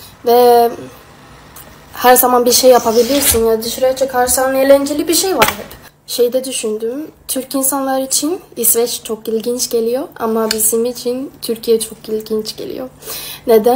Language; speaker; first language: Turkish; non-native, fluent; Swedish